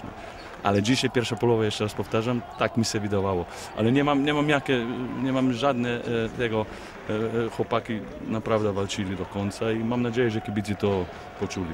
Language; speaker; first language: Polish; non-native, fluent; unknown